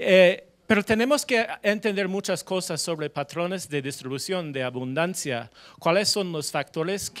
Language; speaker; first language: Spanish; non-native, fluent; English